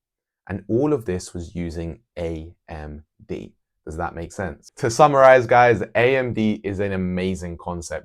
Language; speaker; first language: English; native; English